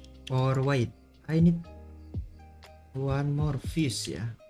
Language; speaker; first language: English; non-native, learner; Indonesian